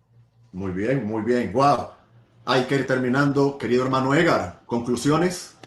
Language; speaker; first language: Spanish; native; Spanish